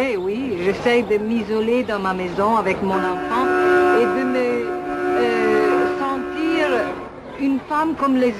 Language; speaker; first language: French; non-native, fluent; Italian